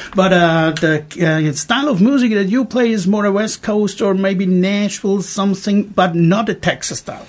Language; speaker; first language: English; non-native, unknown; German